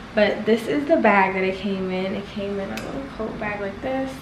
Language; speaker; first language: English; native; English